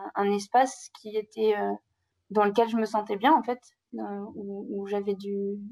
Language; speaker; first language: French; native; French